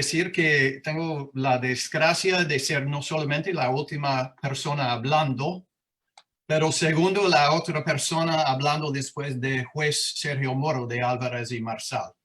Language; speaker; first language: Spanish; non-native, fluent; English